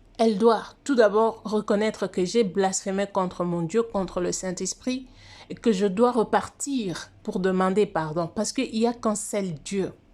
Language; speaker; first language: French; non-native, local second language; Lingala